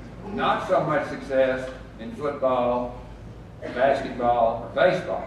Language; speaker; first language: English; native; English